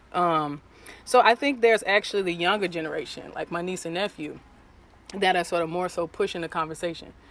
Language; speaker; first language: English; native; English